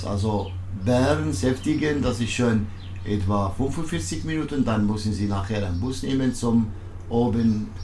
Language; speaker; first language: German; non-native, learner; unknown